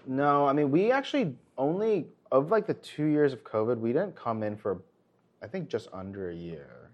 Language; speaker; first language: English; early bilingual, other home language; Korean